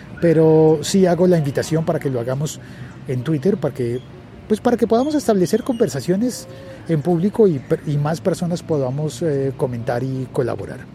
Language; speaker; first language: Spanish; native; Spanish